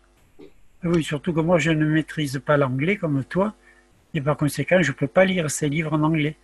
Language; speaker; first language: French; native; French